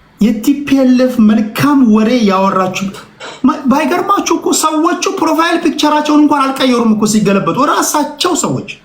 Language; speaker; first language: Amharic; native; Amharic